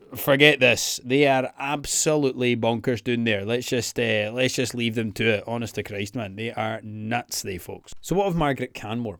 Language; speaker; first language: English; native; English